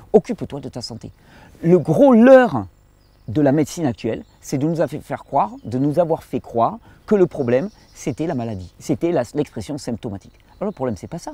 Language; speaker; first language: French; native; French